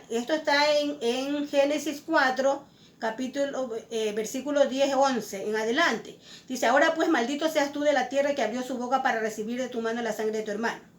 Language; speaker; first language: Spanish; native; Spanish